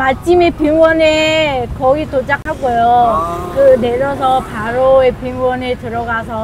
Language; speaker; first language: Korean; non-native, fluent; Vietnamese